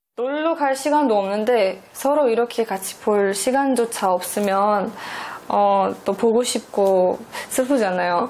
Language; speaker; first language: Korean; non-native, fluent; Persian